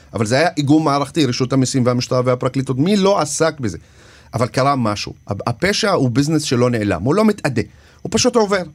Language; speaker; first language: Hebrew; non-native, local second language; Arabic